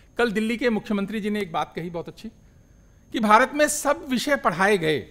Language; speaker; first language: Hindi; native; Hindi